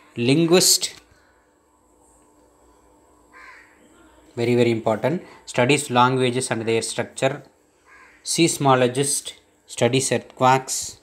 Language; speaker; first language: English; non-native, local second language; Tamil